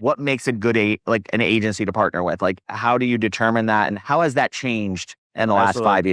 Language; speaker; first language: English; native; English